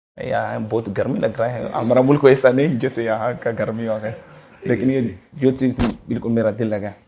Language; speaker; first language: Urdu; non-native, learner; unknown